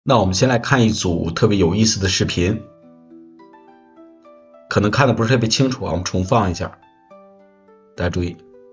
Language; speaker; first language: Chinese; native; Chinese